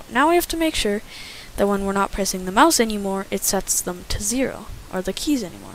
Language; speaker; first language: English; native; English